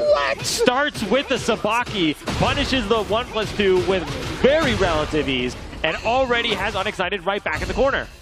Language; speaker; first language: English; native; English